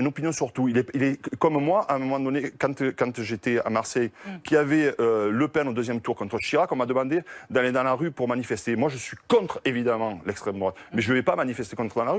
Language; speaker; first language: French; native; French